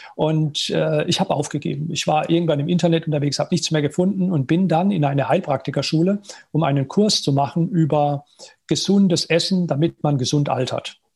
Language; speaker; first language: German; native; German